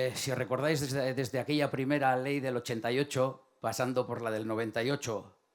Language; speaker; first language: Spanish; native; Spanish